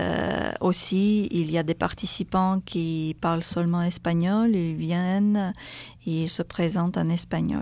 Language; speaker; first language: French; non-native, fluent; Russian